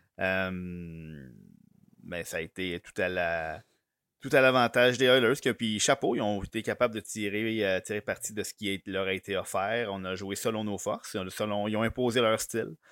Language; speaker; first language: French; native; French